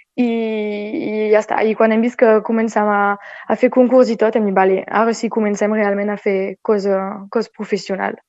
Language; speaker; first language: Catalan; non-native, local second language; French